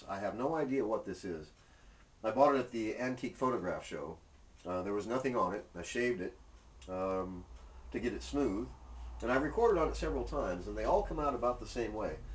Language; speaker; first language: English; native; English